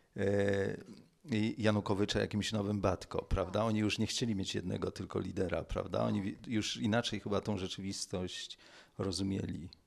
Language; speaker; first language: Polish; native; Polish